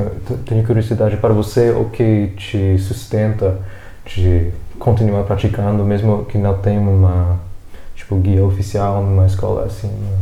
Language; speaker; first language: Portuguese; non-native, fluent; English